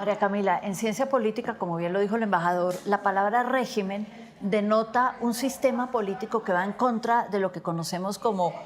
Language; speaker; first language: Spanish; native; Spanish